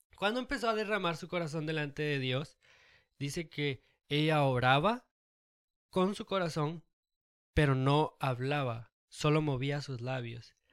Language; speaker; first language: Spanish; early bilingual, heritage; Spanish